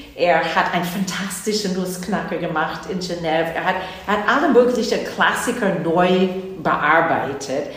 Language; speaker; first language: German; non-native, fluent; English